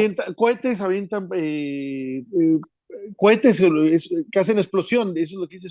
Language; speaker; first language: Spanish; native; Spanish